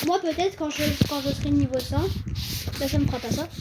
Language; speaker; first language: French; native; French